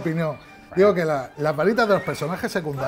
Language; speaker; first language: Spanish; native; Spanish